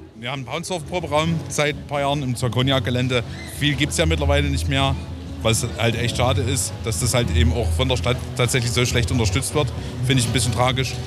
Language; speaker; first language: German; native; German